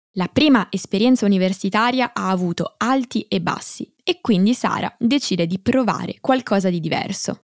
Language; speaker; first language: Italian; native; Italian